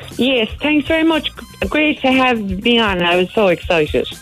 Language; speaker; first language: English; native; English